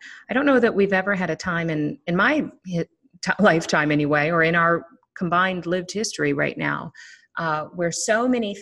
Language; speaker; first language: English; native; English